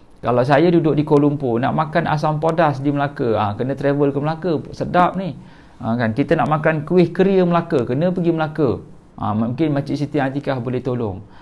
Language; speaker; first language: Malay; native; Malay